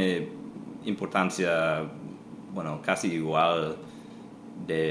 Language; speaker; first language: Spanish; non-native, fluent; English